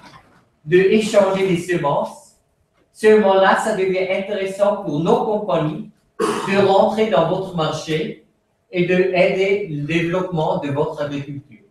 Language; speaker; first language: French; non-native, fluent; Swiss German